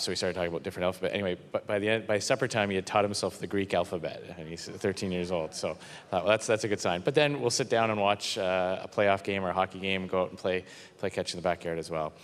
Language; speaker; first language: English; native; English